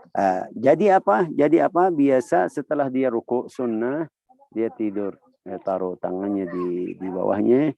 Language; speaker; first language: Indonesian; non-native, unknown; Arabic